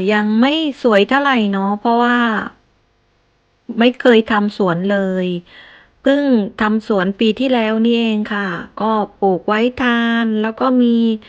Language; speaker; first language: Thai; native; Thai